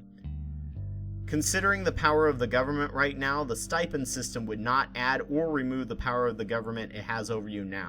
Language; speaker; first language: English; native; English